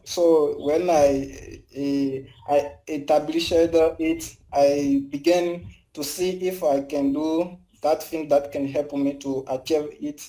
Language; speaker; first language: English; non-native, learner; French